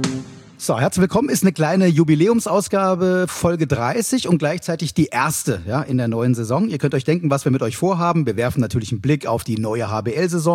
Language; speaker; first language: German; native; German